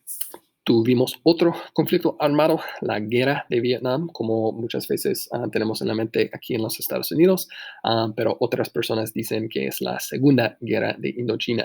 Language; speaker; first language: Spanish; non-native, fluent; English